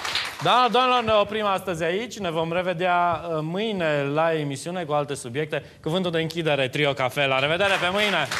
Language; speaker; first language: Romanian; native; Romanian